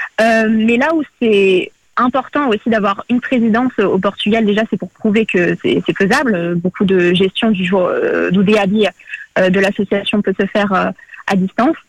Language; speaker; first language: French; early bilingual, other home language; Portuguese